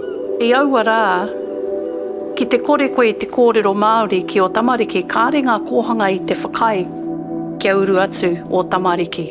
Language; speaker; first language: Māori; non-native, local second language; English